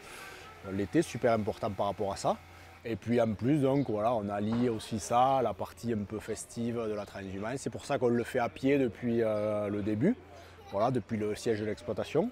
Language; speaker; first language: French; native; French